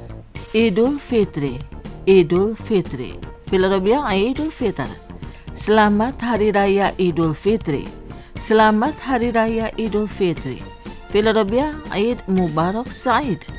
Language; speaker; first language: Arabic; non-native, fluent; Indonesian